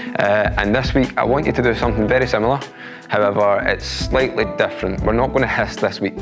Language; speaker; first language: English; native; English